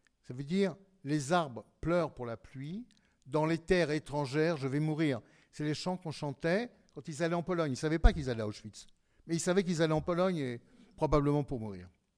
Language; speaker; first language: French; native; French